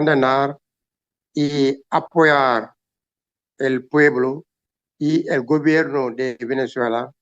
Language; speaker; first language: Spanish; non-native, learner; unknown